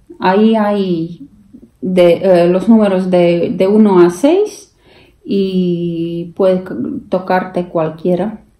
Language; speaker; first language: Spanish; non-native, fluent; Latvian